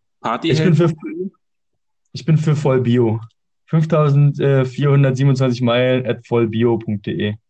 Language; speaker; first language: German; native; German